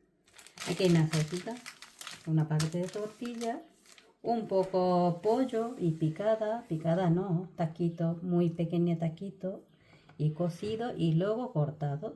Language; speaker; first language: Spanish; non-native, learner; Malayalam